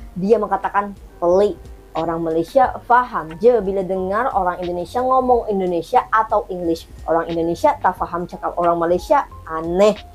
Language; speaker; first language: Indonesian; native; Indonesian